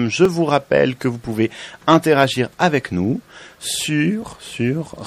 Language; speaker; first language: French; native; French